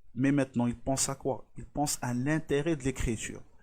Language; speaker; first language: French; non-native, local second language; Arabic